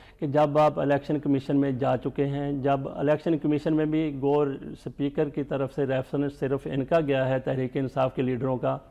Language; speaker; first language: Urdu; native; Urdu